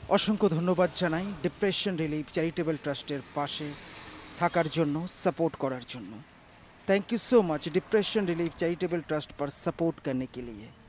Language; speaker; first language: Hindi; non-native, local second language; Bangla